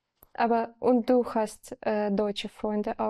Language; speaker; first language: German; non-native, learner; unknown